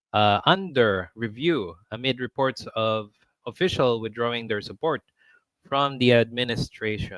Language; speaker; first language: English; non-native, local second language; Filipino